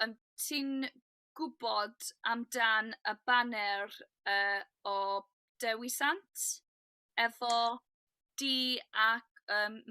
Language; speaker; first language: Welsh; non-native, learner; English